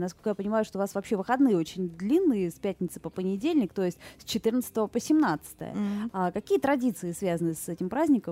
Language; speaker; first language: Russian; native; Russian